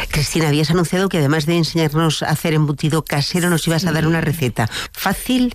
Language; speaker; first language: Spanish; native; Spanish